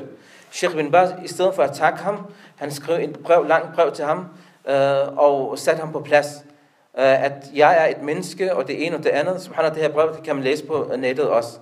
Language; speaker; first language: Danish; non-native, local second language; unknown